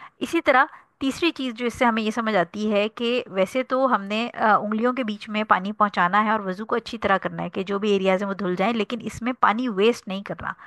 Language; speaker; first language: Urdu; native; Urdu